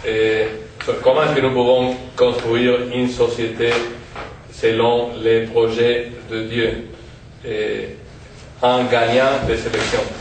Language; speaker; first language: French; non-native, fluent; Spanish